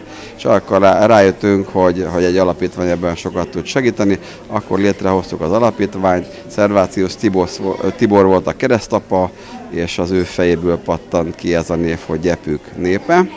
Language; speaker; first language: Hungarian; native; Hungarian